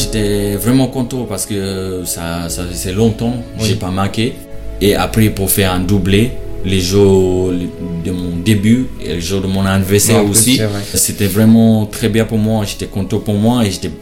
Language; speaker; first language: French; non-native, learner; Shona